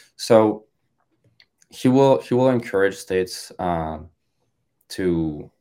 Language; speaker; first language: English; non-native, fluent; French